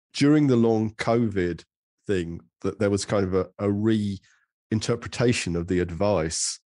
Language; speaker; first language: English; native; English